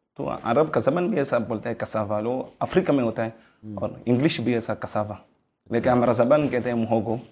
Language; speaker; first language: Urdu; non-native, learner; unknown